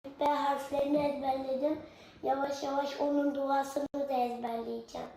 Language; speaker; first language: Turkish; early bilingual, heritage; Turkish